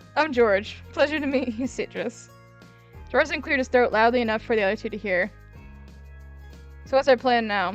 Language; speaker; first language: English; native; English